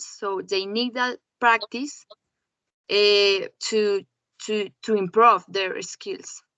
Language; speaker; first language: English; non-native, learner; Spanish